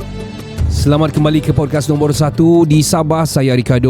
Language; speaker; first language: Malay; native; Malay